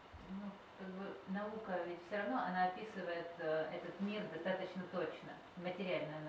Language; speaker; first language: Russian; native; Russian